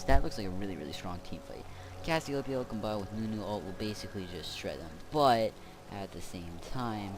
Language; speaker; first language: English; native; English